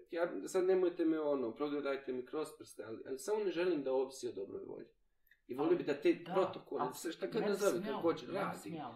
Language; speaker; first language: Bosnian; native; Bosnian